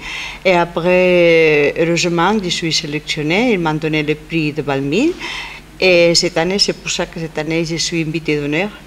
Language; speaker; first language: French; non-native, fluent; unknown